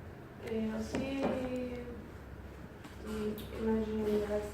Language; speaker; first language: French; non-native, learner; Spanish